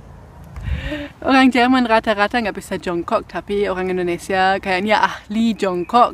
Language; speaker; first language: Indonesian; non-native, fluent; German